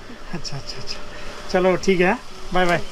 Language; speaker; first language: Hindi; non-native, learner; Bangla